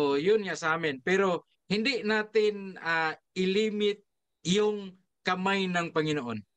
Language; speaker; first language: Filipino; non-native, local second language; Cebuano